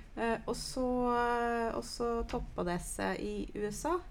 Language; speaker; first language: Norwegian; non-native, fluent; English